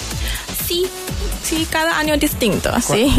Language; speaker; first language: Spanish; non-native, learner; Chinese